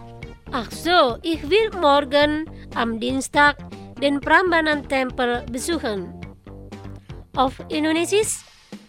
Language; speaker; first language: German; non-native, learner; Indonesian